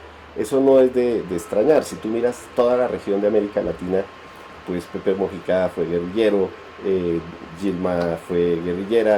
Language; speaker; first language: Spanish; native; Spanish